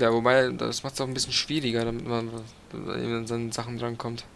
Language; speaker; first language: German; native; German